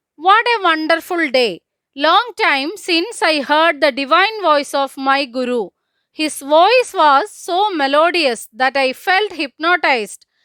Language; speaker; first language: English; non-native, local second language; Malayalam